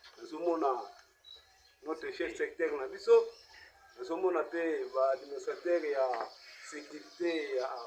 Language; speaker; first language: Lingala; non-native, local second language; Kongo